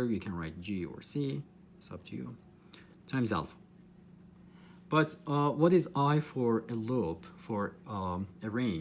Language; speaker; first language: English; non-native, fluent; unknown